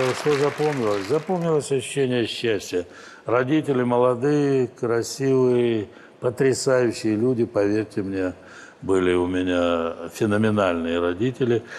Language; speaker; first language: Russian; native; Russian